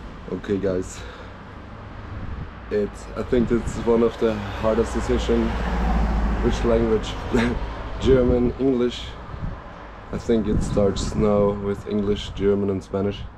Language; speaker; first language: English; non-native, fluent; German